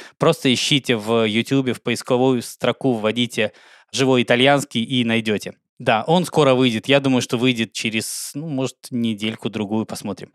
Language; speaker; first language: Russian; native; Russian